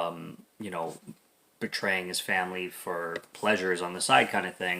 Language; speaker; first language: English; native; English